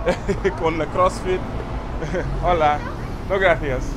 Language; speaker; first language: Spanish; non-native, learner; English